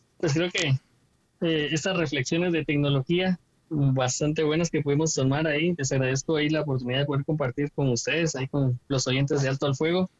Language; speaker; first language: Spanish; native; Spanish